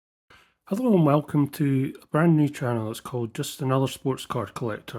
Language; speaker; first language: English; native; English